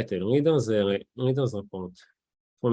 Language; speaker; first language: English; non-native, learner; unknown